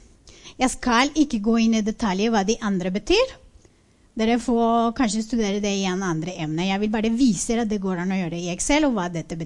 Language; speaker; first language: Norwegian; non-native, fluent; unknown